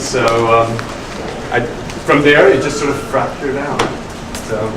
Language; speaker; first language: English; native; English